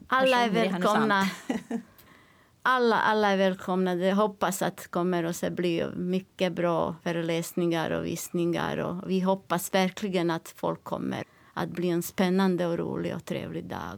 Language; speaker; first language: Swedish; non-native, learner; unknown